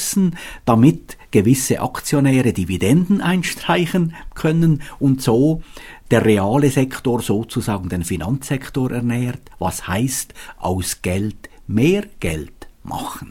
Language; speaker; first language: German; native; German